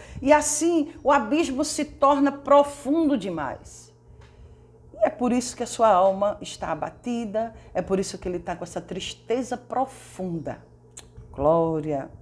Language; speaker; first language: Portuguese; native; Portuguese